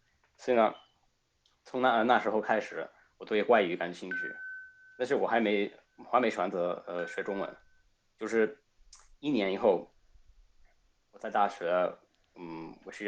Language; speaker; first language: Chinese; non-native, fluent; Spanish